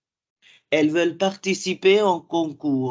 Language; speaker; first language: French; non-native, fluent; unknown